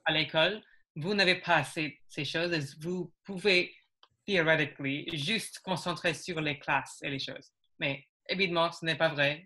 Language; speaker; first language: French; non-native, learner; English